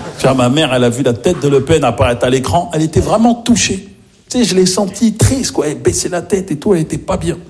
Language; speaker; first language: French; early bilingual, other home language; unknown